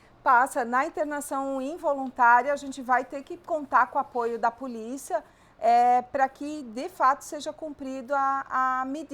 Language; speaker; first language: Portuguese; native; Portuguese